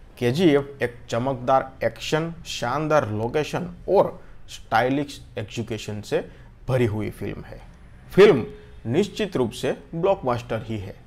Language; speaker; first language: Hindi; non-native, local second language; Gujarati